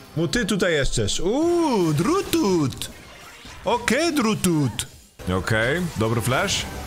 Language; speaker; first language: Polish; non-native, learner; Swedish